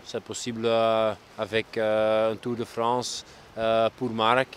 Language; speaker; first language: French; non-native, local second language; Dutch